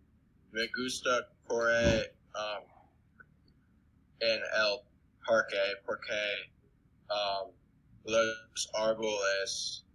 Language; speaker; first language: Spanish; non-native, learner; English